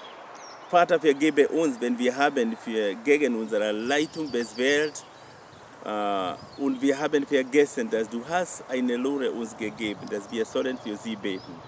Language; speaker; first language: German; non-native, learner; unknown